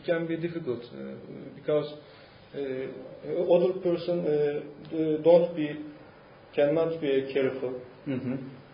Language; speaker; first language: English; non-native, learner; Turkish